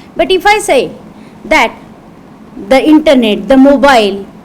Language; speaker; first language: English; non-native, local second language; Marathi